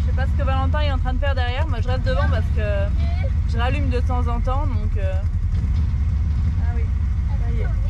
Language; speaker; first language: French; native; French